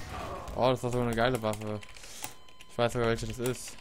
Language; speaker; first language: German; native; German